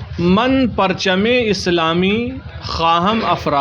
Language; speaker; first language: Persian; non-native, fluent; Urdu